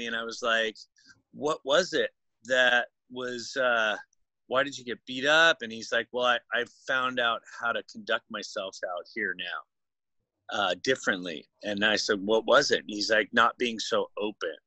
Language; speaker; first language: English; native; English